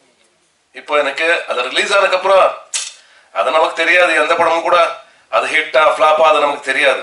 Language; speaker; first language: Tamil; non-native, learner; Kannada